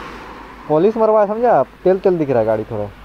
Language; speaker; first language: Hindi; native; Hindi